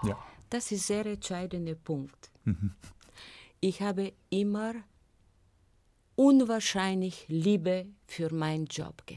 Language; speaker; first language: German; non-native, fluent; Bulgarian